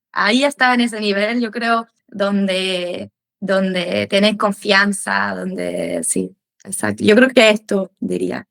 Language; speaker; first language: Spanish; non-native, fluent; German